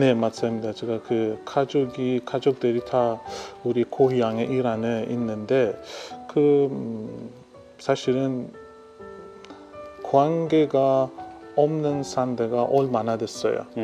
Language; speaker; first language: Korean; non-native, fluent; Persian